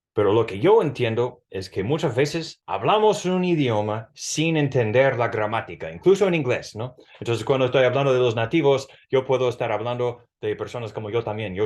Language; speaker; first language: Spanish; non-native, fluent; English